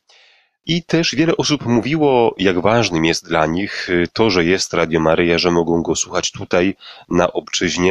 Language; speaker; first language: Polish; native; Polish